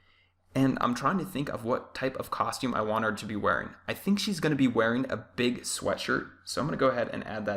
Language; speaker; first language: English; native; English